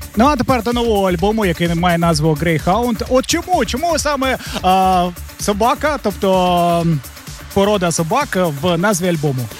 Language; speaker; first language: Ukrainian; native; Ukrainian